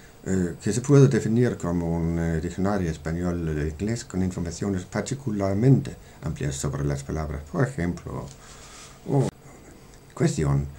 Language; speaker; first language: Spanish; non-native, fluent; Danish